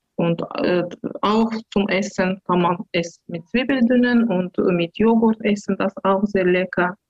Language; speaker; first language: German; non-native, learner; Azerbaijani